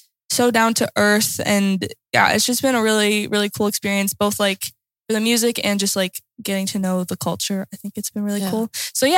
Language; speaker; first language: English; native; English